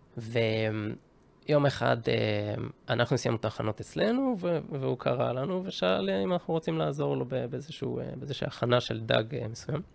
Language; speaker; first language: Hebrew; early bilingual, other home language; Japanese